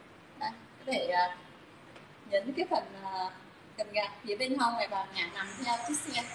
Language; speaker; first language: Vietnamese; native; Vietnamese